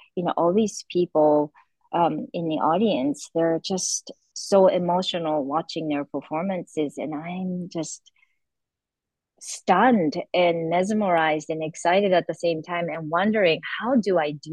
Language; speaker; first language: English; non-native, fluent; Japanese